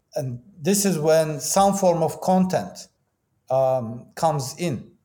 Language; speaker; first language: English; non-native, fluent; Turkish